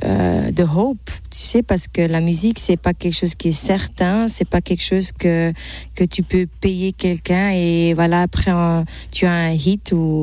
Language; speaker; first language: French; non-native, local second language; German